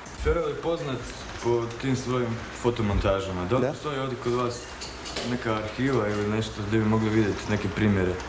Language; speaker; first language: Croatian; native; Croatian